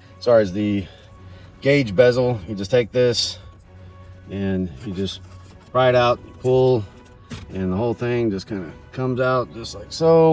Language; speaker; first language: English; native; English